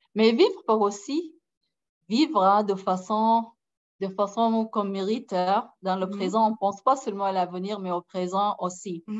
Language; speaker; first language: French; non-native, fluent; Arabic